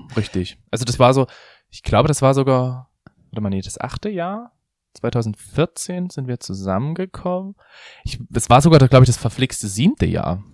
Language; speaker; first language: German; native; German